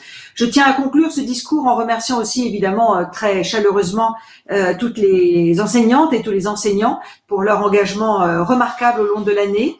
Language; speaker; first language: French; native; French